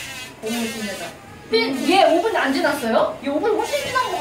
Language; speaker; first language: Korean; native; Korean